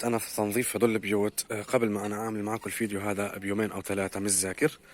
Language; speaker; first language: Arabic; native; Arabic